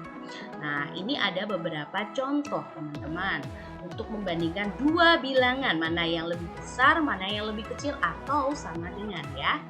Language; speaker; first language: Indonesian; native; Indonesian